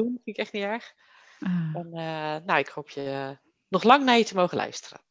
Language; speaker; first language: Dutch; native; Dutch